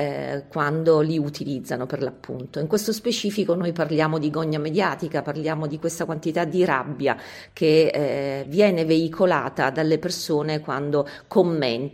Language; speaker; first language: Italian; native; Italian